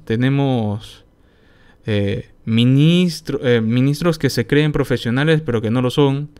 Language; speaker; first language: Spanish; native; Spanish